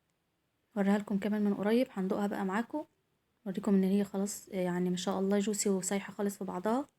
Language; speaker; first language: Arabic; native; Arabic